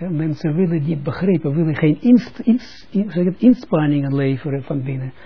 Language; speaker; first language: Dutch; non-native, fluent; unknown